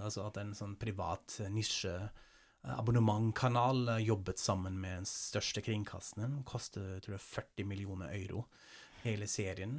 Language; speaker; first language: Norwegian; non-native, fluent; German